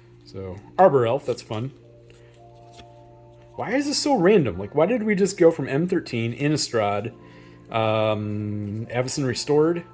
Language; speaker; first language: English; native; English